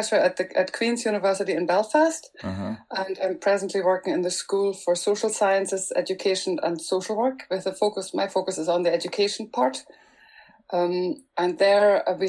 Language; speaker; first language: English; non-native, fluent; German